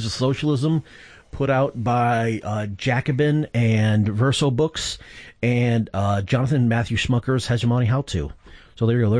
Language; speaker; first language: English; native; English